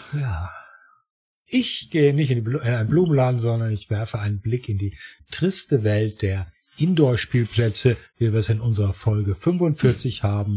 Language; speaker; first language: German; native; German